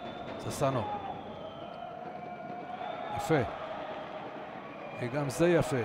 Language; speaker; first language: Hebrew; native; Hebrew